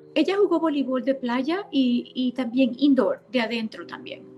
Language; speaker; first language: Spanish; native; Spanish